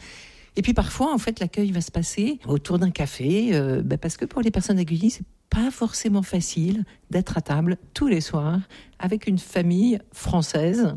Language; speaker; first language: French; native; French